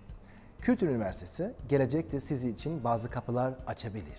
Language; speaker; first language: Turkish; non-native, learner; German